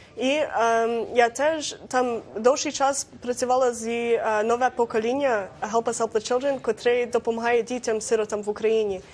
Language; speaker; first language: Ukrainian; early bilingual, heritage; Ukrainian